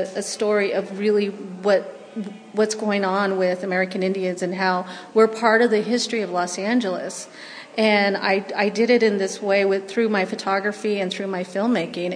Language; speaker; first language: English; early bilingual, other home language; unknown